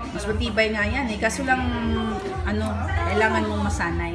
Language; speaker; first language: Filipino; non-native, local second language; Cebuano